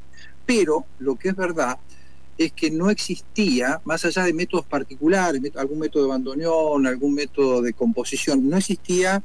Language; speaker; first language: Spanish; native; Spanish